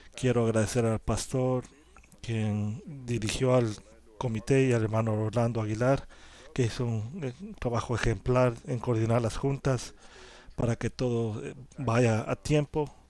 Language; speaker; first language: Spanish; non-native, learner; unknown